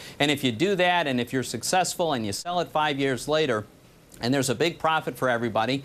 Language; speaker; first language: English; native; English